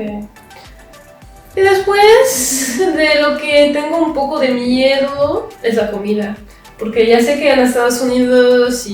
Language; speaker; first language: Spanish; non-native, fluent; French